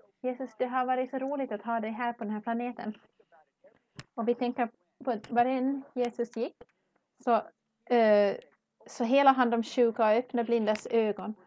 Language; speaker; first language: Swedish; non-native, learner; English